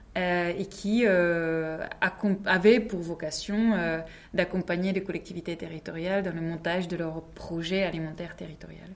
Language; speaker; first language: French; non-native, fluent; Czech